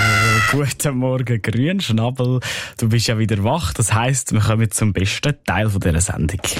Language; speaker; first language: German; native; German